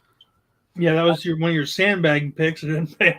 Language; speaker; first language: English; native; English